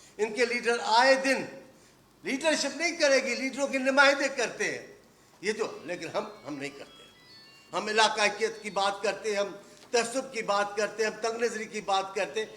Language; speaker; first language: Urdu; non-native, local second language; Sindhi